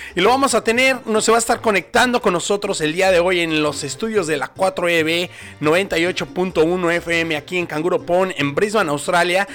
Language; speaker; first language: Spanish; native; Spanish